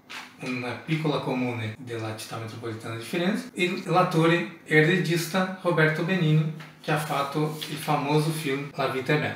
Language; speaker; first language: Italian; non-native, fluent; Portuguese